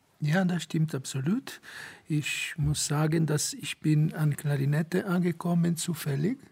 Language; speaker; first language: German; non-native, fluent; Italian